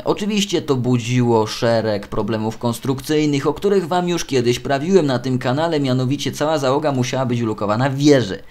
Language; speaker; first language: Polish; native; Polish